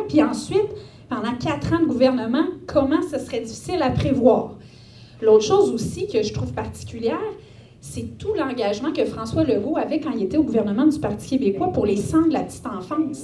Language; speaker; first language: French; native; French